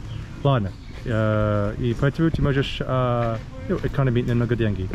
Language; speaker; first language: Russian; non-native, learner; English